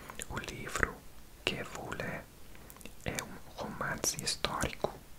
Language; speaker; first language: Portuguese; non-native, learner; English